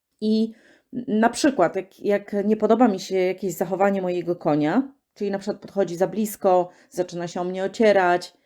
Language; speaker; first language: Polish; native; Polish